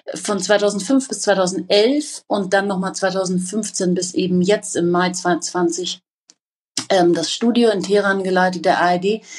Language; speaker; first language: German; native; German